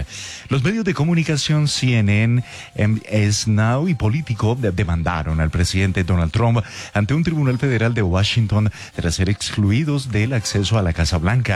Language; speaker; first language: Spanish; native; Spanish